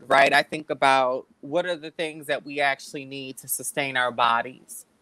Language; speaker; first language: English; native; English